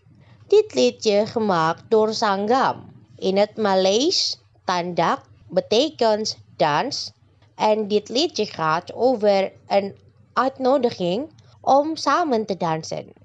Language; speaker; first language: Dutch; non-native, fluent; Indonesian